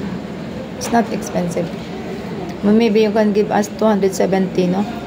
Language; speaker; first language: English; non-native, local second language; Filipino